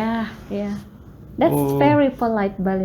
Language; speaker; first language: English; non-native, learner; Balinese